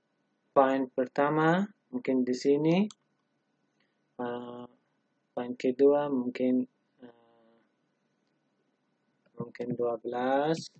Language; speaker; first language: Indonesian; non-native, learner; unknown